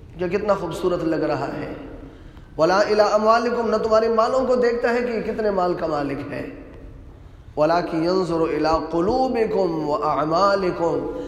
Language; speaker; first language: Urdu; native; Urdu